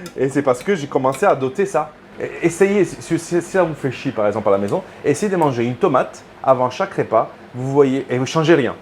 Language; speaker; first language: French; non-native, fluent; Italian